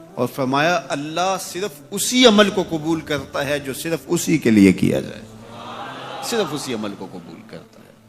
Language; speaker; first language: Urdu; non-native, local second language; Punjabi